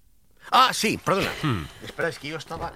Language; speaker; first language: Spanish; native; Spanish